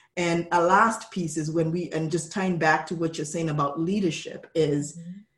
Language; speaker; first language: English; non-native, local second language; Kikuyu